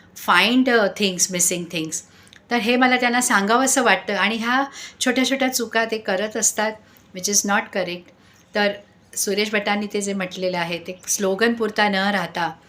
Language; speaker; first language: Marathi; non-native, local second language; Sindhi